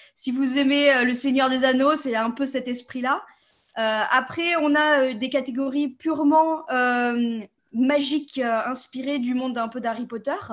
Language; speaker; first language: French; native; French